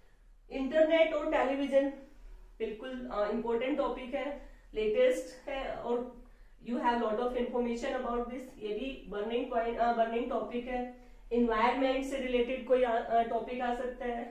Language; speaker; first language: Hindi; native; Hindi